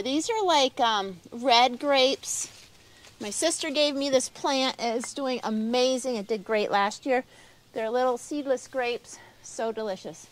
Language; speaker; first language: English; native; English